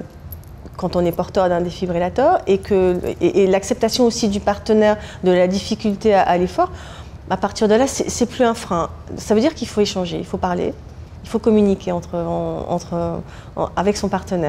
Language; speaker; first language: French; native; French